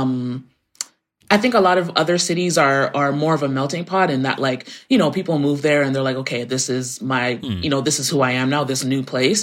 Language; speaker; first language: English; native; English